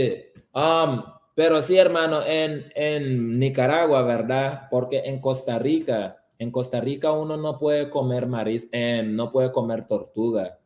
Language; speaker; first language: Spanish; early bilingual, heritage; Spanish